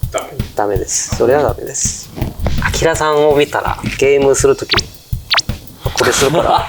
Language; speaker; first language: Japanese; non-native, fluent; Korean